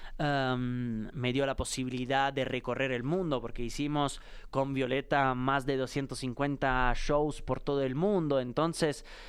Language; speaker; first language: Spanish; non-native, fluent; Italian